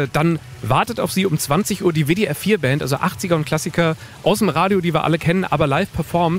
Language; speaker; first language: German; native; German